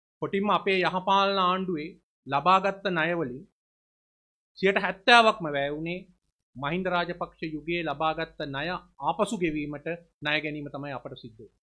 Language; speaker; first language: Sinhala; native; Sinhala